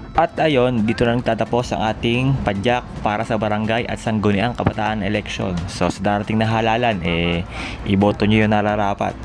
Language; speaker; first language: Filipino; native; Filipino